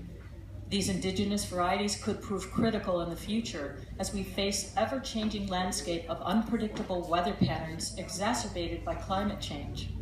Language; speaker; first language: English; native; English